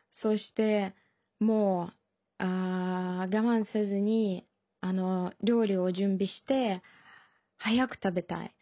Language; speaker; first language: Japanese; non-native, learner; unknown